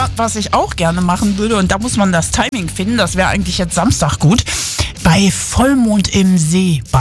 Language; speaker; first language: German; native; German